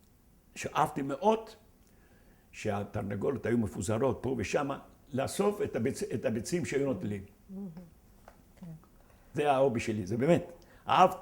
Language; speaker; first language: Hebrew; non-native, fluent; Ladino